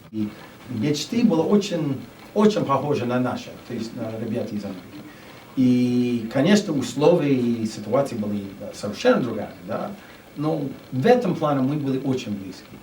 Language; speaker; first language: Russian; non-native, fluent; English